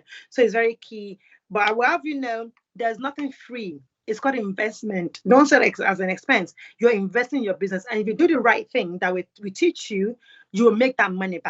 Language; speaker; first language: English; non-native, local second language; Yoruba